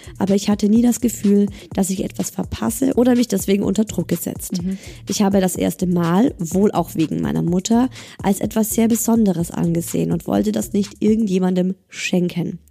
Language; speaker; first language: German; native; German